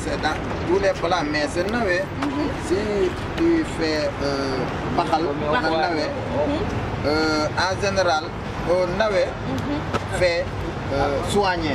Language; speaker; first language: French; non-native, learner; Wolof